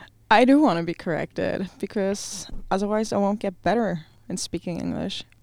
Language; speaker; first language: English; non-native, fluent; German